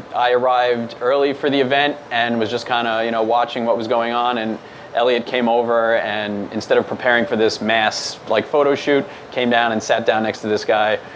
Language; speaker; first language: English; native; English